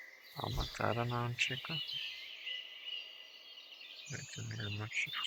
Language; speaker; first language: Spanish; non-native, learner; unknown